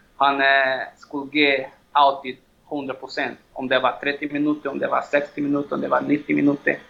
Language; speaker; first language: Swedish; non-native, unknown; Portuguese